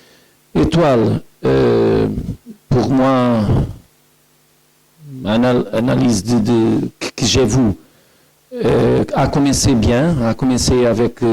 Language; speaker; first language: French; non-native, learner; Portuguese